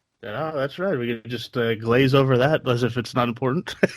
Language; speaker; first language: English; native; English